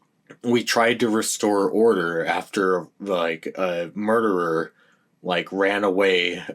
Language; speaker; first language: English; native; English